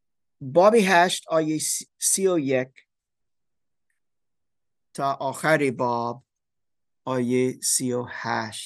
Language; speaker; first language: Persian; non-native, fluent; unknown